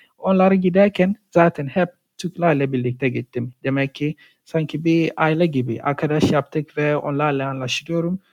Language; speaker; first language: Turkish; non-native, fluent; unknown